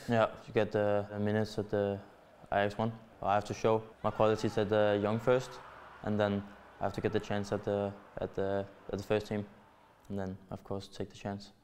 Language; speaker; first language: English; non-native, fluent; Danish